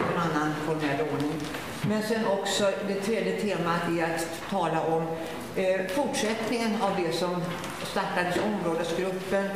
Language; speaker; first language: Swedish; native; Swedish